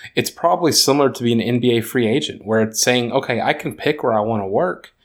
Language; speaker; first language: English; native; English